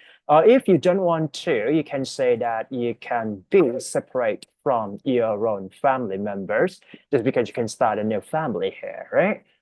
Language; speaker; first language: English; non-native, fluent; Thai